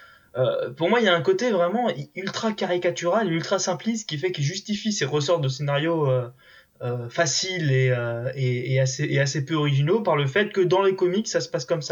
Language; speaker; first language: French; native; French